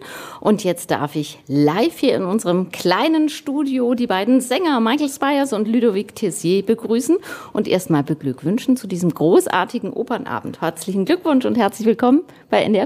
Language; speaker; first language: German; native; German